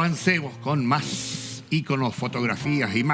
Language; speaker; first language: Spanish; native; Spanish